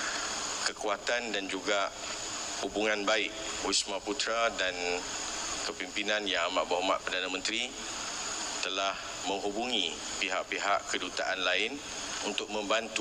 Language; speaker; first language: Malay; native; Malay